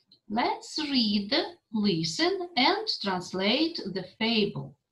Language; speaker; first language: English; non-native, fluent; Russian